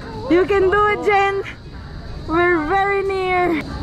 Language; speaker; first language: English; non-native, local second language; Filipino